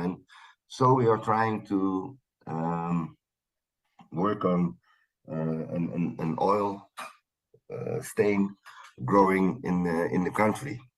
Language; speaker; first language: English; non-native, fluent; Dutch